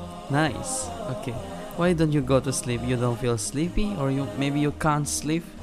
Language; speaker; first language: English; non-native, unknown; Indonesian